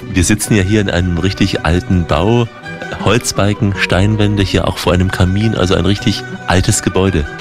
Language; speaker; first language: German; native; German